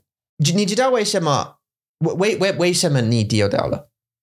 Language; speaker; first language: Chinese; non-native, learner; English